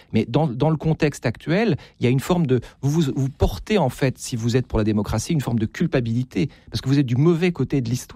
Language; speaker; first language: French; native; French